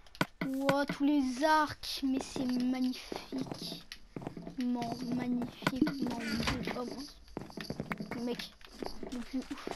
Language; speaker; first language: French; native; French